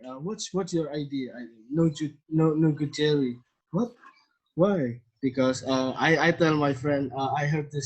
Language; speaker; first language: English; non-native, learner; Indonesian